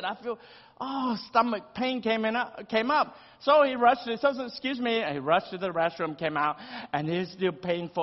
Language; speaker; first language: English; early bilingual, other home language; Vietnamese